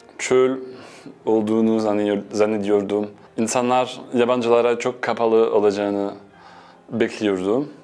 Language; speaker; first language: Turkish; non-native, fluent; French